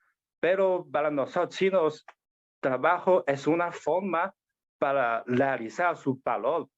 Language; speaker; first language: Spanish; non-native, learner; Chinese